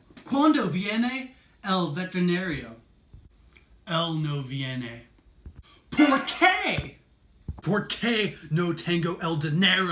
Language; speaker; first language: Spanish; non-native, learner; English